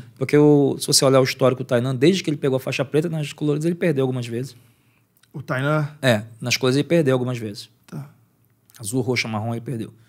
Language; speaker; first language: Portuguese; native; Portuguese